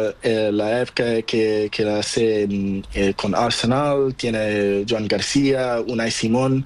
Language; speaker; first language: Spanish; non-native, learner; Portuguese